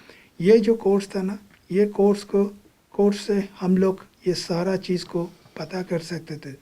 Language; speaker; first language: Hindi; non-native, local second language; Bangla